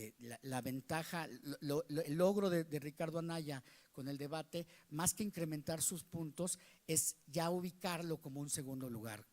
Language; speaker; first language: Spanish; native; Spanish